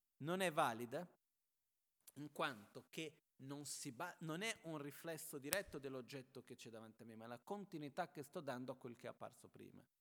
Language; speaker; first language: Italian; non-native, fluent; Portuguese